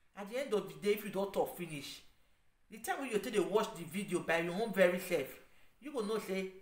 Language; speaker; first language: Nigerian Pidgin; non-native, local second language; Bini